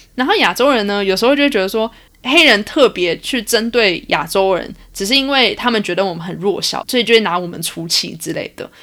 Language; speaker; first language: Chinese; early bilingual, heritage; Chinese